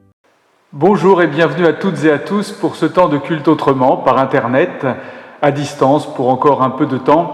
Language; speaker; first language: French; native; French